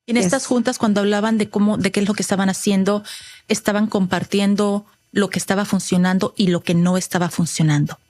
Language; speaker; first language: Spanish; native; Spanish